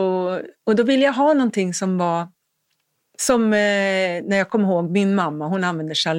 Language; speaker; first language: Swedish; native; Swedish